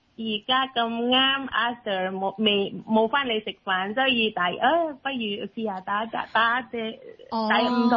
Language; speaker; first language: Cantonese; non-native, learner; Indonesian